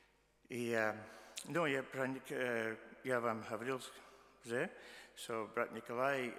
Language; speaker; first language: Russian; early bilingual, heritage; Russian